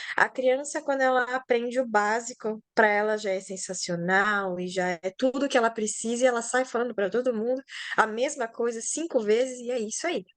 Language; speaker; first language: Portuguese; native; Portuguese